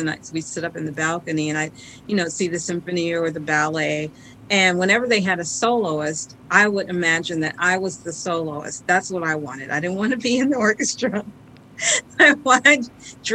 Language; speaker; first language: English; native; English